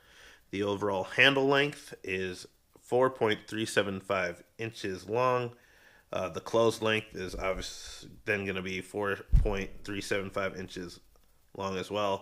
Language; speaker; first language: English; native; English